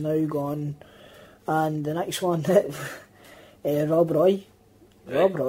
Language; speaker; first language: English; native; English